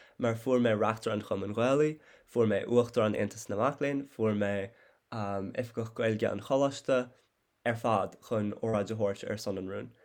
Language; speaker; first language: Irish; non-native, fluent; English